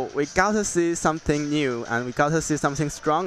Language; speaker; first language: English; non-native, learner; Chinese